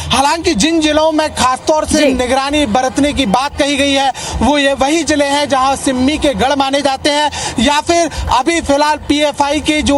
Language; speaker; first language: Hindi; native; Hindi